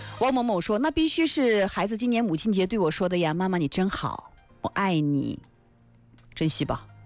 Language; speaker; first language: Chinese; native; Chinese